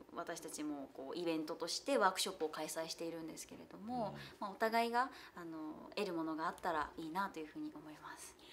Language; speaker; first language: Japanese; native; Japanese